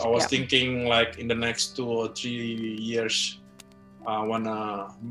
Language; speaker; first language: English; non-native, learner; Indonesian